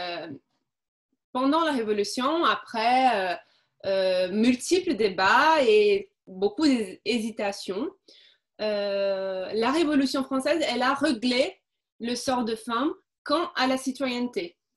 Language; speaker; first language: French; non-native, fluent; Portuguese